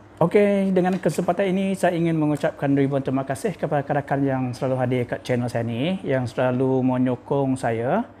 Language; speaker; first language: Malay; native; Malay